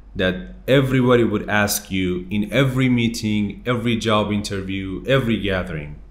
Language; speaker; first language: English; non-native, fluent; Persian